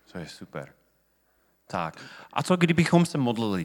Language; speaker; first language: Czech; non-native, fluent; English